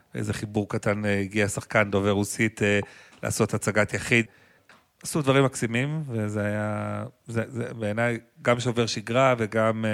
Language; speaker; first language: Hebrew; native; Hebrew